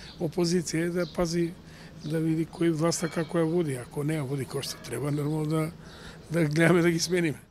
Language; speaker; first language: Macedonian; non-native, local second language; Romany